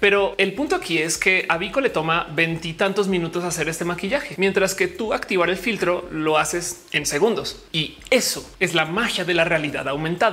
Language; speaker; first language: Spanish; native; Spanish